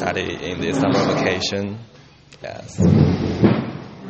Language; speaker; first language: English; non-native, fluent; Chinese